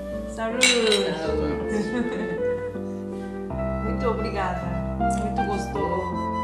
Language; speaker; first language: Portuguese; non-native, learner; Korean